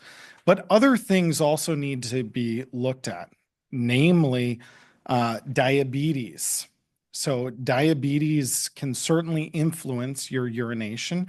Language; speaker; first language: English; native; English